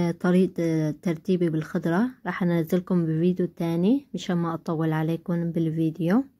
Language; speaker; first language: Arabic; non-native, local second language; Kurdish